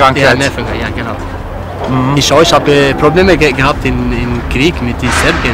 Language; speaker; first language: German; non-native, learner; Albanian